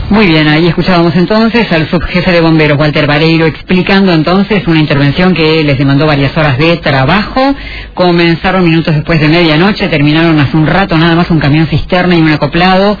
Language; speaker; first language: Spanish; native; Spanish